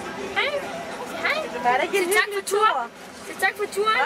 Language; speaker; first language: Danish; early bilingual, other home language; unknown